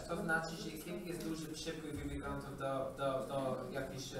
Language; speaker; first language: Polish; non-native, learner; English